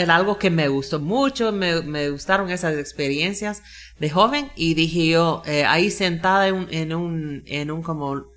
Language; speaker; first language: Spanish; non-native, fluent; English